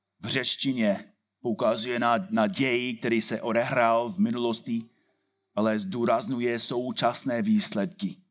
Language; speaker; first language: Czech; non-native, fluent; English